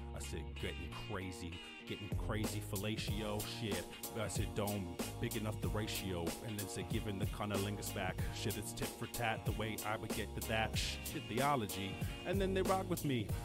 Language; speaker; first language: English; native; English